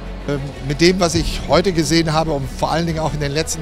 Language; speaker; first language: German; native; German